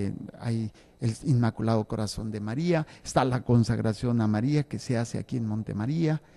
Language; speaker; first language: Spanish; native; Spanish